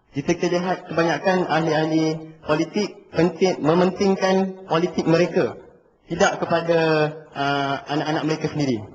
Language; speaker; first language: Malay; native; Malay